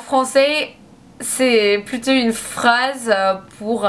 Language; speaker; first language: French; non-native, learner; English